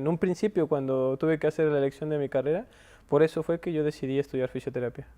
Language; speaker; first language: Spanish; native; Spanish